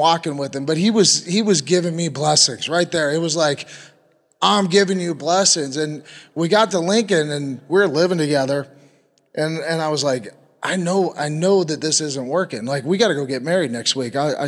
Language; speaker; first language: English; native; English